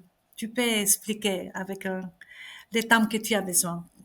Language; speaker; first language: French; non-native, fluent; Spanish